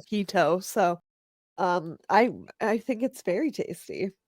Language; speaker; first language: English; native; English